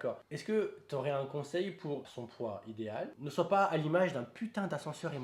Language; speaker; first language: French; native; French